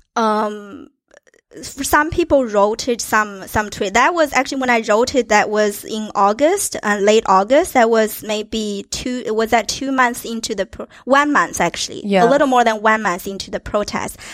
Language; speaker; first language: English; non-native, fluent; Chinese